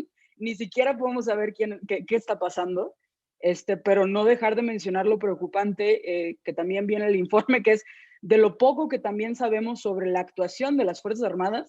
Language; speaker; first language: Spanish; native; Spanish